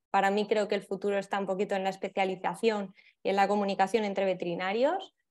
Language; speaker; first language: Spanish; native; Spanish